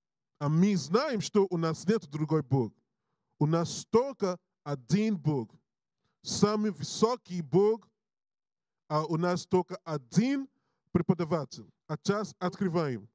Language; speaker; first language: Russian; non-native, learner; English